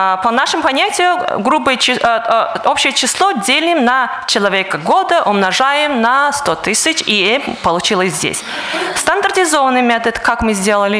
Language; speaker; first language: Russian; non-native, fluent; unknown